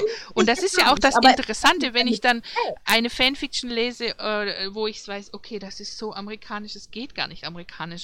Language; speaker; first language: German; native; German